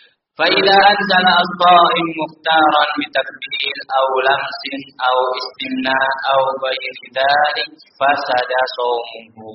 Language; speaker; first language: Arabic; non-native, fluent; Indonesian